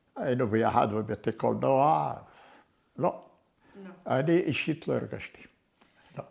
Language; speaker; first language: Hebrew; non-native, fluent; Arabic